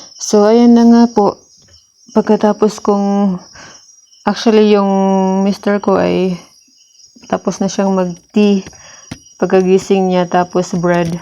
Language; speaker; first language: Filipino; non-native, local second language; Cebuano